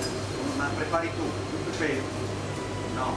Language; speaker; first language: Italian; native; Italian